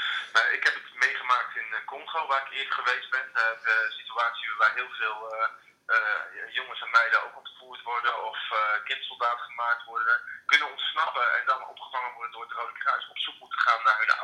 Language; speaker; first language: Dutch; native; Dutch